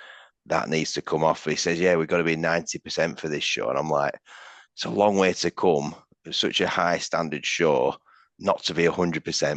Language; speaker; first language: English; native; English